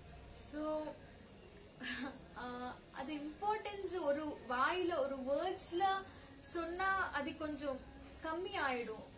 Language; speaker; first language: Tamil; non-native, learner; Telugu